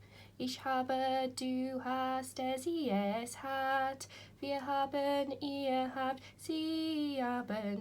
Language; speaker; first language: German; non-native, fluent; English